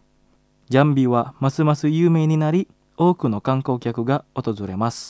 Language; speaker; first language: Japanese; non-native, fluent; Indonesian